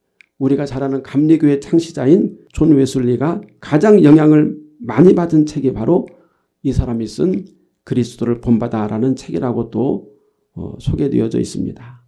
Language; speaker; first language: Korean; native; Korean